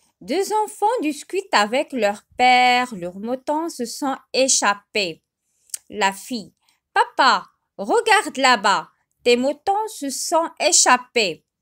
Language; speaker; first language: French; non-native, local second language; Arabic